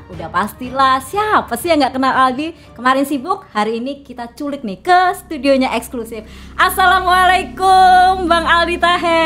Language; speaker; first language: Indonesian; native; Indonesian